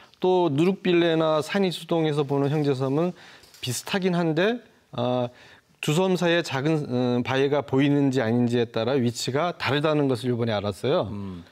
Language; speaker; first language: Korean; native; Korean